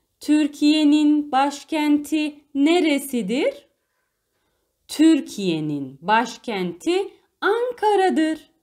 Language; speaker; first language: Turkish; non-native, fluent; Arabic